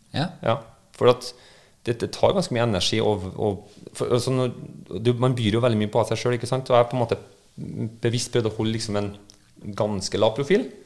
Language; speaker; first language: Norwegian; native; Norwegian